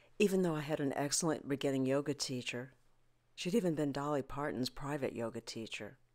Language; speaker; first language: English; native; English